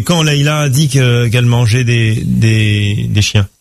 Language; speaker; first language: French; native; French